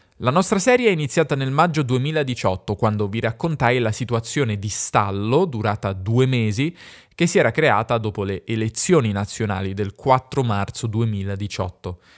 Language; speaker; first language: Italian; native; Italian